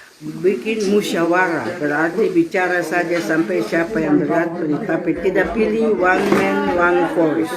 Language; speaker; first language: Indonesian; non-native, local second language; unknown